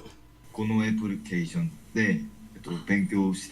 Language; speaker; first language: Japanese; non-native, learner; English